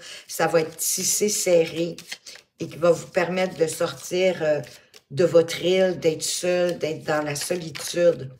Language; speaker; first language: French; native; French